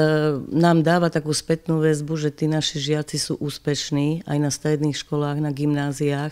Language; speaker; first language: Slovak; native; Slovak